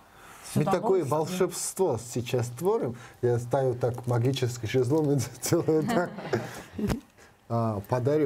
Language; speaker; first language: Russian; non-native, learner; Georgian